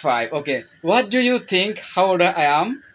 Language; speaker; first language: English; non-native, learner; Bangla